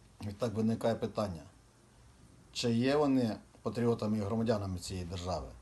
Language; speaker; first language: Ukrainian; native; Ukrainian